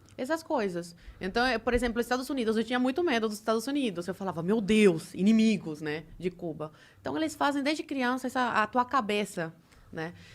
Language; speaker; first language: Portuguese; non-native, fluent; Spanish